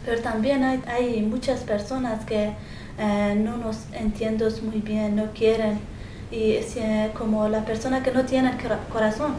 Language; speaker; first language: Spanish; non-native, learner; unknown